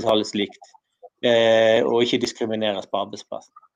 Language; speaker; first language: Norwegian; non-native, fluent; Polish